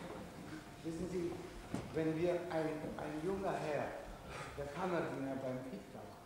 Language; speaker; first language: German; non-native, fluent; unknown